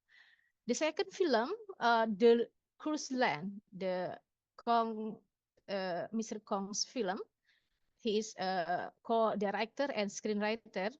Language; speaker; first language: English; non-native, local second language; Indonesian